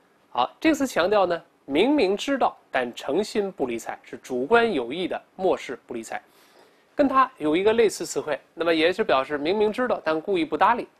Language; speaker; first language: Chinese; native; Chinese